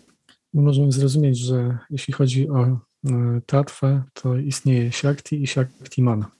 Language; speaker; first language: Polish; native; Polish